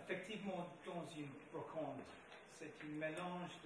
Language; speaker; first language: French; non-native, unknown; English